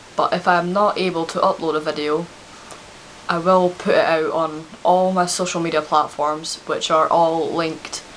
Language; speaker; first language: English; native; English